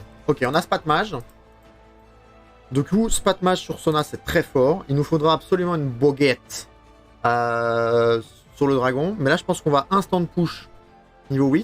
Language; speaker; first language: French; native; French